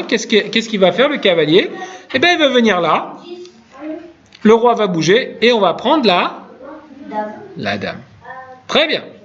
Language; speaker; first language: French; native; French